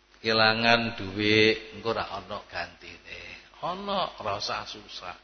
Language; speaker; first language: Indonesian; native; Indonesian